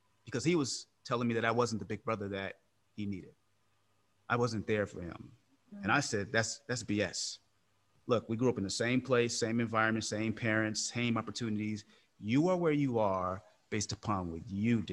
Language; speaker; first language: English; native; English